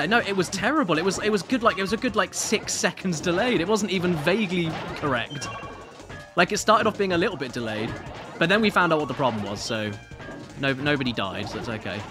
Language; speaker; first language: English; native; English